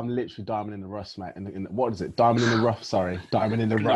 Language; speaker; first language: English; native; English